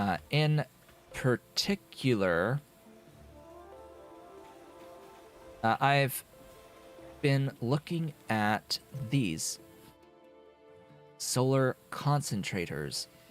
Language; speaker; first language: English; native; English